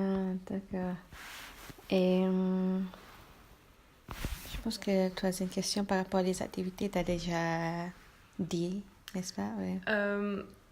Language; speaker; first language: French; non-native, learner; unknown